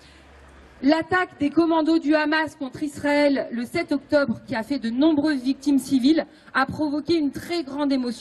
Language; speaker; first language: French; native; French